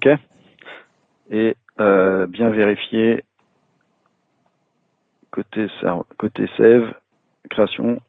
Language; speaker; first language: French; native; French